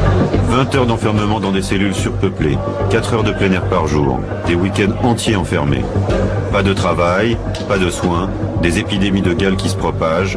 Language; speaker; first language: French; native; French